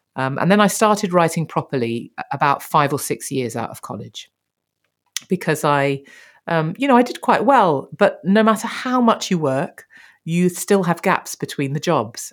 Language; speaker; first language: English; native; English